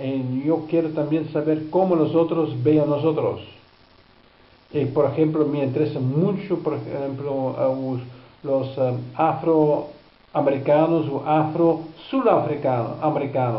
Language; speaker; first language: Spanish; non-native, fluent; Dutch